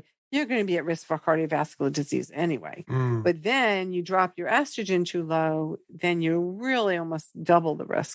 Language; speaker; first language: English; native; English